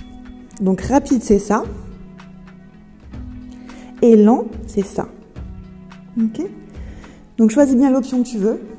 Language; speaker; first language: French; native; French